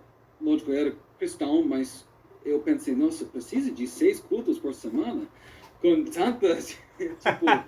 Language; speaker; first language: Portuguese; non-native, fluent; English